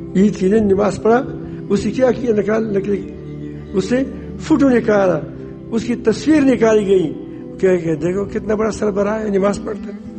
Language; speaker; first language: Urdu; non-native, local second language; Pashto